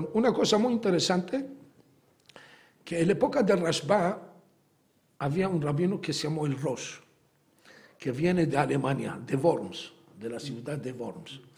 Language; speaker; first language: Spanish; non-native, fluent; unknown